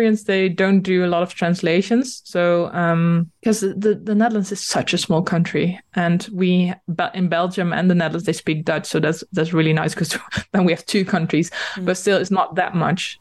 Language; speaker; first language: English; non-native, fluent; Dutch